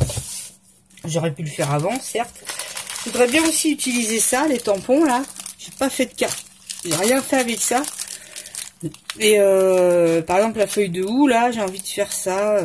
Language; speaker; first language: French; native; French